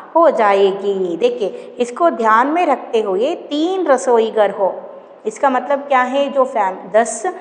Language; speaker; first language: Hindi; non-native, local second language; Kannada